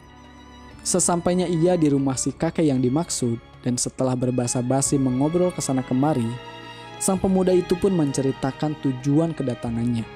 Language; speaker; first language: Indonesian; native; Indonesian